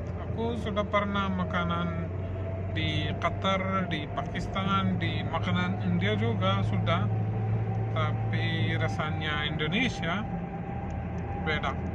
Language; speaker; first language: Indonesian; non-native, learner; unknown